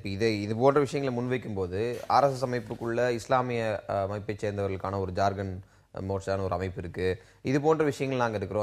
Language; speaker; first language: Tamil; native; Tamil